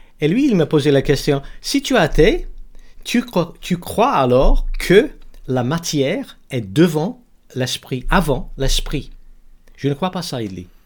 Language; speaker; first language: French; non-native, learner; English